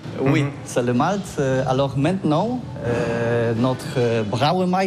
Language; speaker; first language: French; non-native, learner; Polish